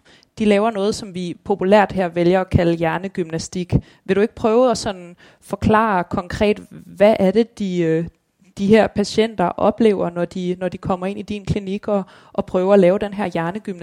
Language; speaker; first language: Danish; native; Danish